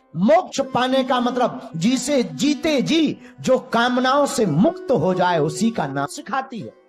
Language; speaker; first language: Hindi; native; Hindi